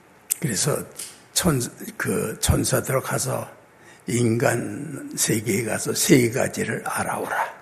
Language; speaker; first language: Korean; native; Korean